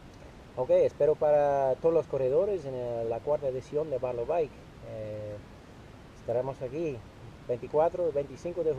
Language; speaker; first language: Spanish; non-native, fluent; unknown